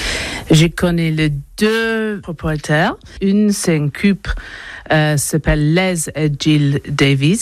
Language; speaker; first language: French; non-native, learner; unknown